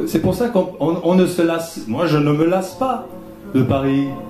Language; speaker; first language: French; non-native, fluent; Portuguese